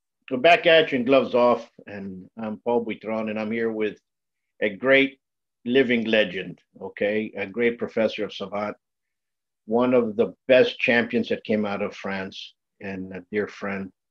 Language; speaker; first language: English; native; English